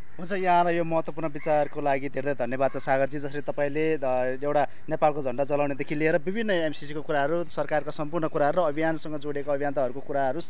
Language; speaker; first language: Nepali; native; Nepali